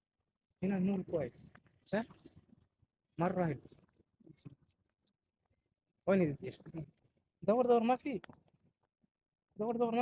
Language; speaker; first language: Arabic; non-native, learner; Bangla